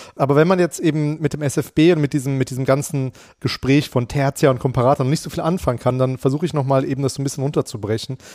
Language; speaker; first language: German; native; German